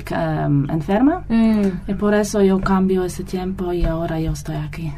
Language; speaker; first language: Spanish; non-native, learner; German